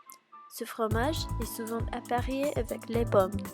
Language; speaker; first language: French; non-native, learner; English